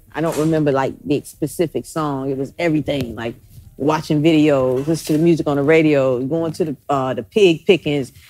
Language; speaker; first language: English; native; English